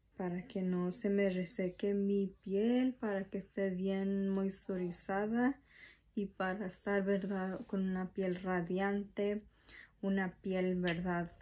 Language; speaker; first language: Spanish; early bilingual, heritage; Spanish